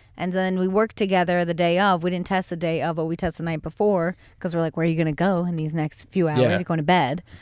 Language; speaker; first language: English; native; English